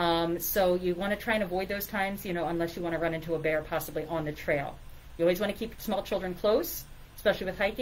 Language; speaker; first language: English; native; English